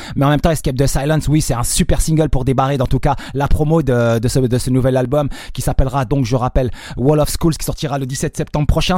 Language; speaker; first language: French; native; French